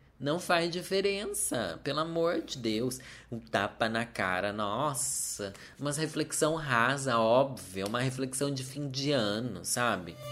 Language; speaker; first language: Portuguese; native; Portuguese